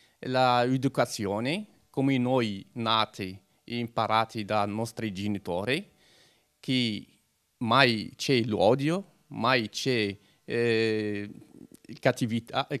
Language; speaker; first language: Italian; non-native, learner; Arabic